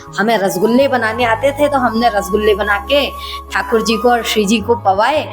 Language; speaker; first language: Hindi; native; Hindi